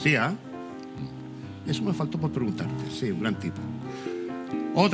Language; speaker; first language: Spanish; native; Spanish